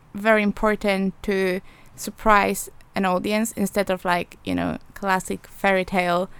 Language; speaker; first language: English; non-native, fluent; Polish